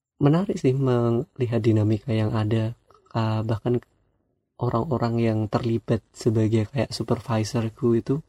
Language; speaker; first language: Indonesian; non-native, local second language; Javanese